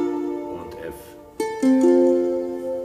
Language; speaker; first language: German; native; German